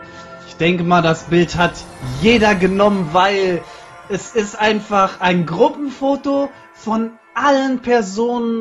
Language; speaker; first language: German; native; German